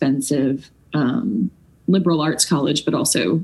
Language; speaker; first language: English; native; English